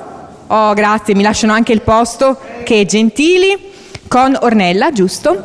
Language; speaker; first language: Italian; native; Italian